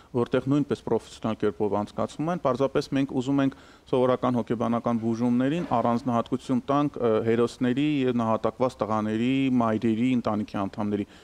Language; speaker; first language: Armenian; native; Armenian